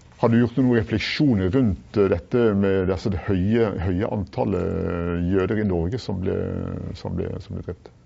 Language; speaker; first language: Norwegian; native; Norwegian